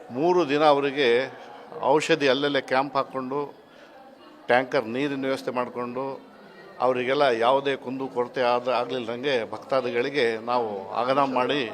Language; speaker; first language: Kannada; non-native, local second language; Lambadi